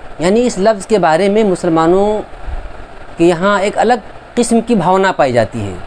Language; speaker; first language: Urdu; native; Urdu